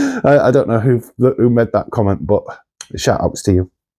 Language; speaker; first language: English; native; English